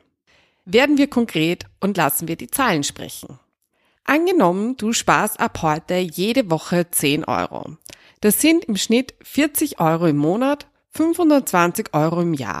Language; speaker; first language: German; native; German